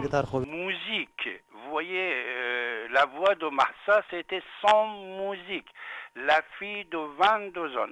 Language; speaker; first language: French; non-native, fluent; Persian